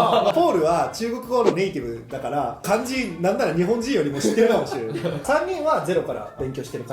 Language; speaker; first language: Japanese; native; Japanese